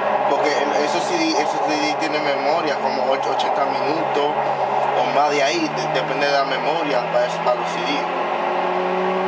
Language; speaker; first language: Spanish; early bilingual, heritage; Spanish